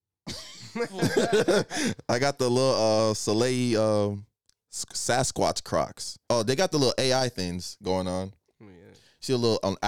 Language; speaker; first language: English; non-native, local second language; Igbo